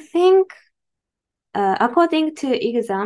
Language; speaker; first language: English; non-native, learner; Japanese